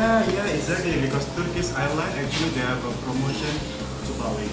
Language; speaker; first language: English; non-native, learner; Indonesian